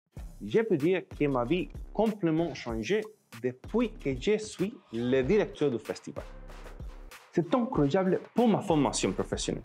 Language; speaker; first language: French; non-native, learner; Spanish